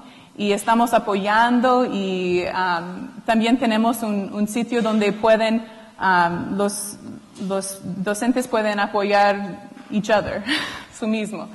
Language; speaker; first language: Spanish; non-native, fluent; English